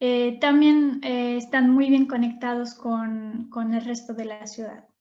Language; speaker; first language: Spanish; non-native, fluent; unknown